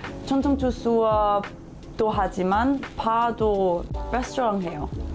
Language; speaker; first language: Korean; non-native, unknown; German